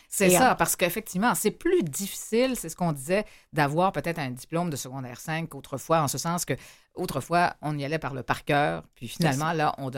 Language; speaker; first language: French; native; French